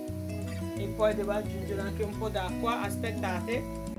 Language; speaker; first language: Italian; non-native, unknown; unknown